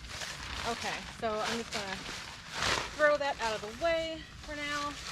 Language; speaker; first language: English; native; English